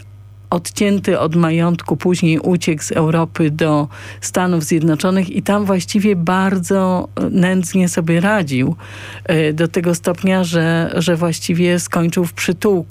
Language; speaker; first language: Polish; native; Polish